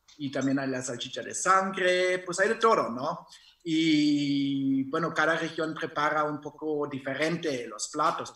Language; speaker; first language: Spanish; non-native, fluent; German